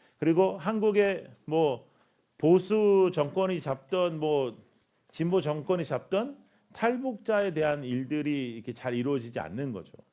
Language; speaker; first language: Korean; native; Korean